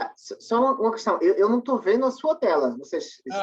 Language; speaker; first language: Portuguese; native; Portuguese